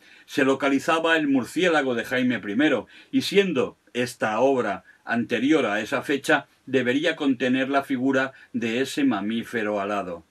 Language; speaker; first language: Spanish; non-native, local second language; Catalan